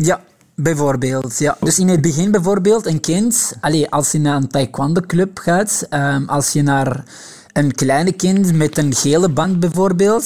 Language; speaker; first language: Dutch; non-native, local second language; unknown